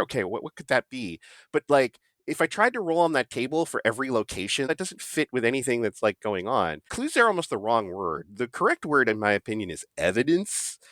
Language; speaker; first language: English; native; English